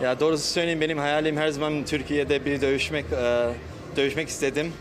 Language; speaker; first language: Turkish; early bilingual, heritage; Turkish